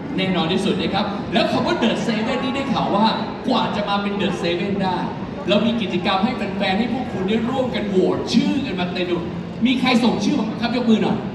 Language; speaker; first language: Thai; native; Thai